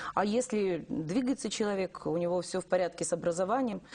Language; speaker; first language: Russian; native; Russian